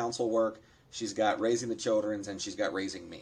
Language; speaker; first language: English; native; English